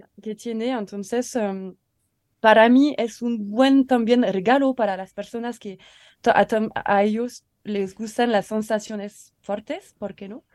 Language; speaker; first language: Spanish; non-native, learner; French